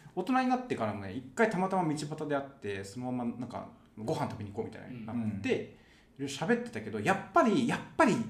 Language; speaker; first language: Japanese; native; Japanese